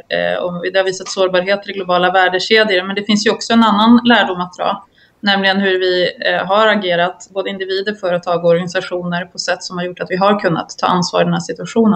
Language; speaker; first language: Swedish; native; Swedish